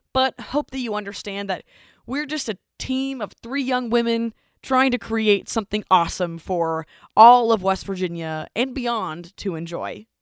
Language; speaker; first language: English; native; English